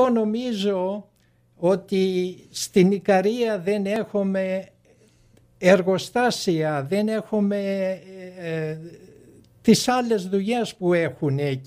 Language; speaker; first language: Greek; early bilingual, heritage; Greek